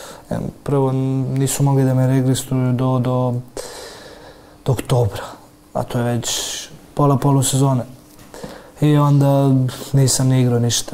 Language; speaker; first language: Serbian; early bilingual, heritage; Serbian